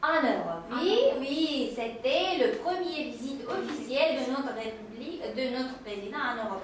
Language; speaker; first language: French; non-native, fluent; Uzbek